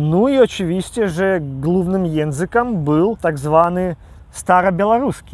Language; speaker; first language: Polish; non-native, local second language; Belarusian